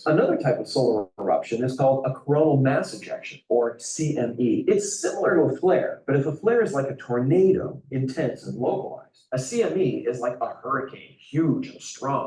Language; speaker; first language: English; native; English